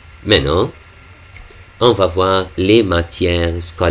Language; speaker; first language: French; non-native, fluent; Arabic